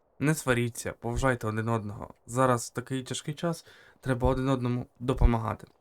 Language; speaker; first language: Ukrainian; native; Ukrainian